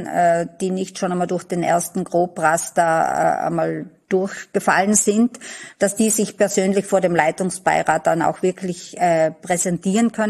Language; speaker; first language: German; native; German